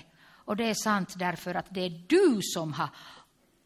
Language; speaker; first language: Swedish; non-native, local second language; Finnish